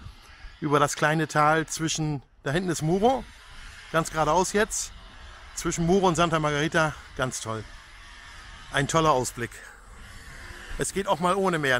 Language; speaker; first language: German; native; German